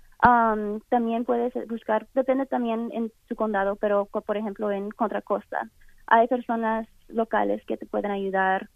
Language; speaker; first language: Spanish; early bilingual, heritage; Spanish